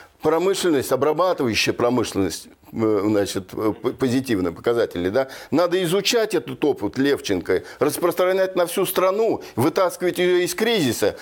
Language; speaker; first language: Russian; native; Russian